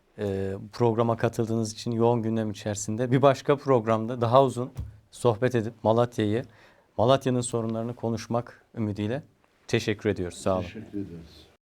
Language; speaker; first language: Turkish; native; Turkish